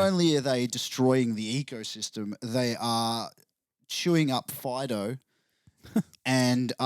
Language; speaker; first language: English; native; English